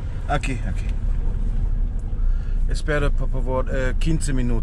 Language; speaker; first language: Spanish; non-native, learner; German